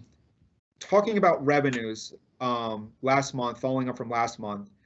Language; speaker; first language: English; native; English